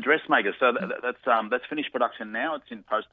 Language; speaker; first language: English; native; English